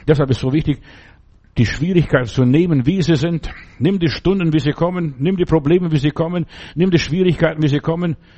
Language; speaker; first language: German; early bilingual, other home language; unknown